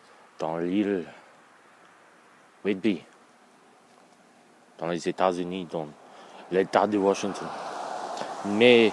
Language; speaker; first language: French; non-native, learner; English